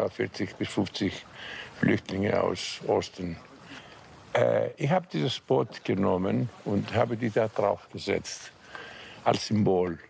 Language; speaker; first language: German; non-native, fluent; Greek